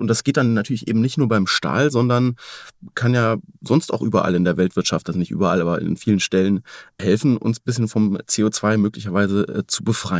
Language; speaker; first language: German; native; German